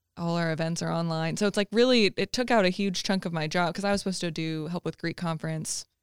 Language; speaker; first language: English; native; English